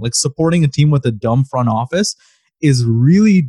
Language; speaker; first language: English; native; English